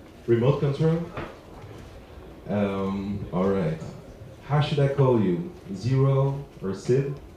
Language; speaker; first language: English; non-native, fluent; French